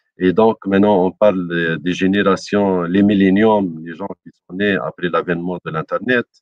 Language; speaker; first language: French; non-native, local second language; Arabic